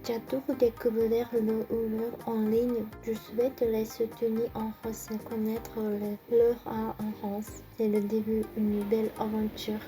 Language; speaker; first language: French; non-native, learner; Japanese